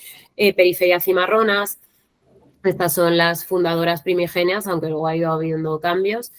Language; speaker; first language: Spanish; native; Spanish